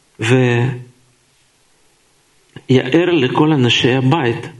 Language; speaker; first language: Hebrew; non-native, fluent; Russian